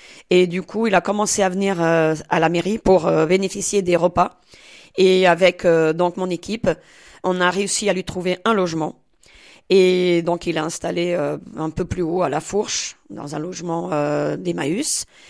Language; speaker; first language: French; non-native, fluent; Portuguese